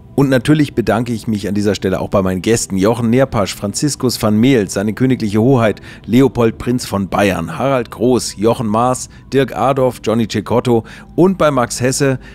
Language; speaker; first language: German; native; German